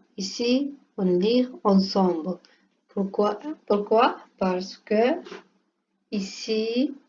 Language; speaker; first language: French; non-native, learner; Portuguese